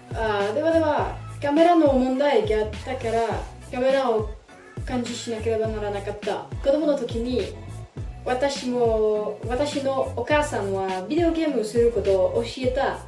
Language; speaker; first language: Japanese; non-native, learner; French